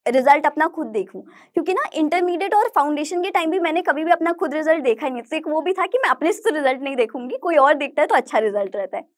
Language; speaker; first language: Hindi; native; Hindi